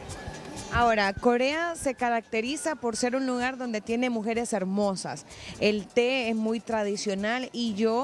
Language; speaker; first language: Spanish; native; Spanish